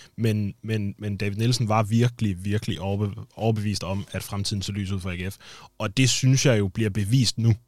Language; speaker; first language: Danish; native; Danish